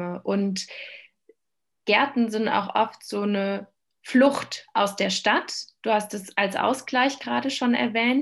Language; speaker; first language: German; native; German